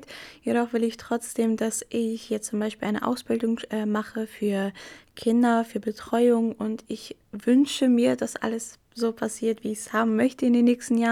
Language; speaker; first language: German; early bilingual, other home language; Arabic